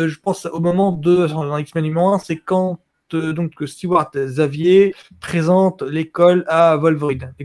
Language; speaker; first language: French; native; French